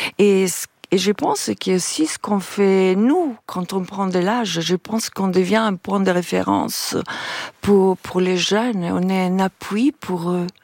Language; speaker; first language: French; non-native, fluent; Italian